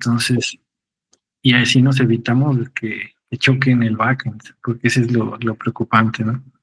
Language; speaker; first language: Spanish; native; Spanish